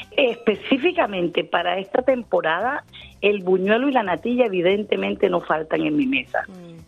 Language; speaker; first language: Spanish; native; Spanish